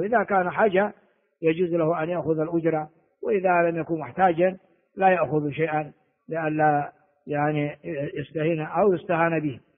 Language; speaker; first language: Arabic; non-native, fluent; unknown